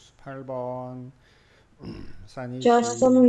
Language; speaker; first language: Korean; native; Korean